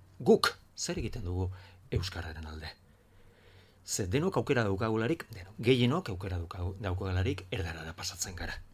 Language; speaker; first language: Basque; non-native, local second language; Spanish